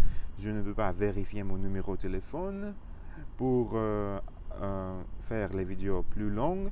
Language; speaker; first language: French; non-native, learner; Russian